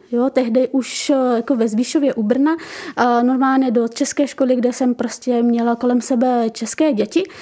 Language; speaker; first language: Czech; early bilingual, other home language; Persian